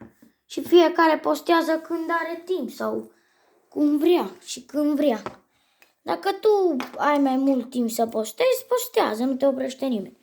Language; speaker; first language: Romanian; native; Romanian